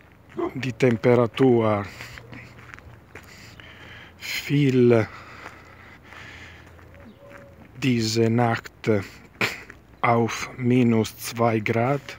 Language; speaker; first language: German; non-native, learner; Italian